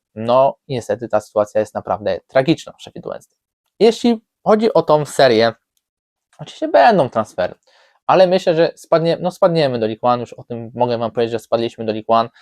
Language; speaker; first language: Polish; native; Polish